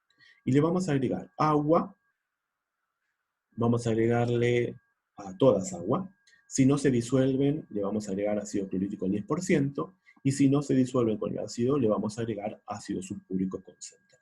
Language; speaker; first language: Spanish; native; Spanish